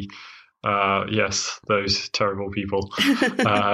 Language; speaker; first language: English; native; English